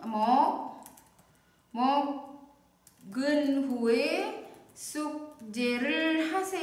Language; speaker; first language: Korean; non-native, fluent; Indonesian